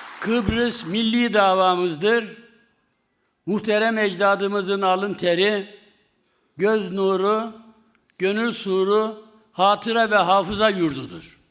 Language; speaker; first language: Turkish; native; Turkish